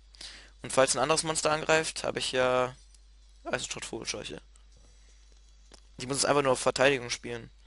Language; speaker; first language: German; native; German